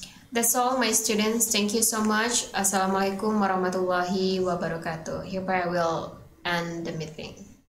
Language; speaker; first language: English; non-native, fluent; Indonesian